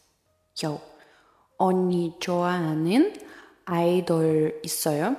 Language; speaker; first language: Korean; non-native, learner; Russian